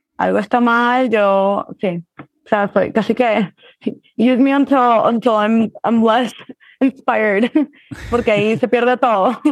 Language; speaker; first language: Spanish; early bilingual, heritage; Spanish